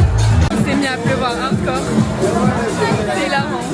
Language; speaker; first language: French; native; French